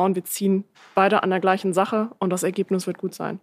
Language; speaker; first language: German; native; German